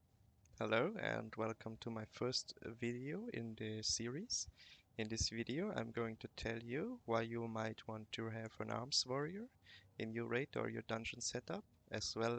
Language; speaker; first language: English; non-native, fluent; German